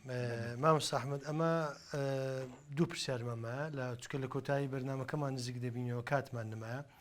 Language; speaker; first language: Central Kurdish; native; Central Kurdish